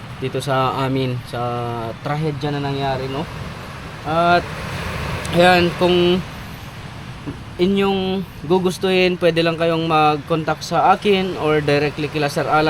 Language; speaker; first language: Filipino; non-native, local second language; Iloko